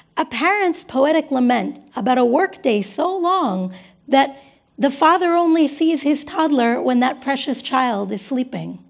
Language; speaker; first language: English; native; English